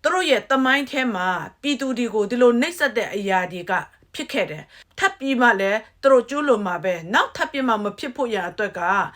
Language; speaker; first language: Burmese; native; Burmese